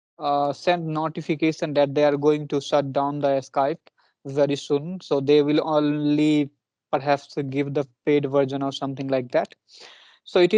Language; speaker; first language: English; non-native, local second language; Punjabi